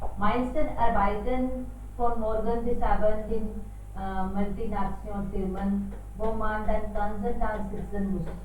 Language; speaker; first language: German; non-native, learner; Hindi